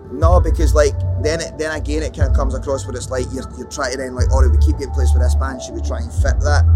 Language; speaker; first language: English; native; English